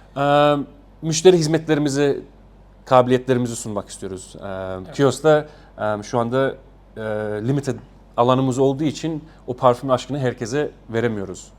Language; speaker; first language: Turkish; early bilingual, heritage; Turkish